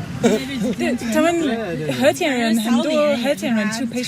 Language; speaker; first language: Chinese; non-native, learner; English